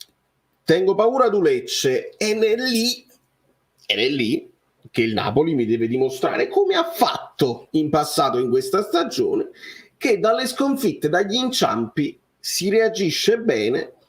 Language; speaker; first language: Italian; native; Italian